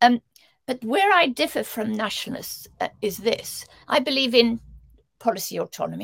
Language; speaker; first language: English; native; English